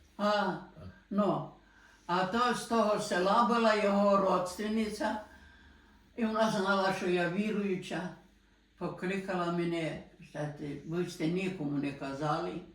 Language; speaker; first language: Ukrainian; native; Ukrainian